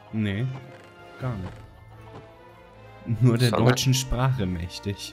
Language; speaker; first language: German; native; German